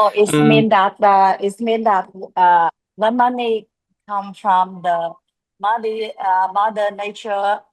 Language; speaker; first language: English; non-native, learner; Vietnamese